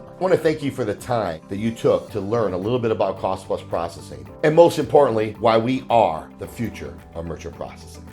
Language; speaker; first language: English; native; English